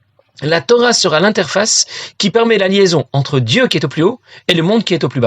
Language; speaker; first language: French; native; French